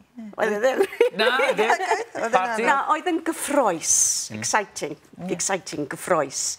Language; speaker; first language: Welsh; non-native, local second language; English